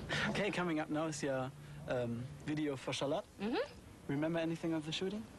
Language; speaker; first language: English; non-native, fluent; German